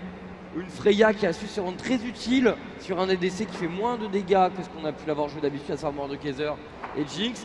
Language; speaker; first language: French; native; French